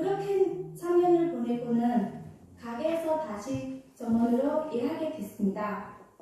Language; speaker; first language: Korean; non-native, fluent; Khmer